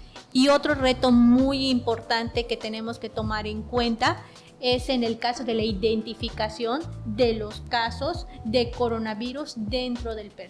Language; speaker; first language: Spanish; native; Spanish